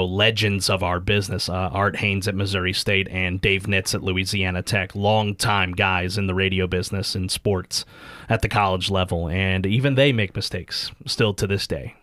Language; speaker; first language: English; early bilingual, other home language; Filipino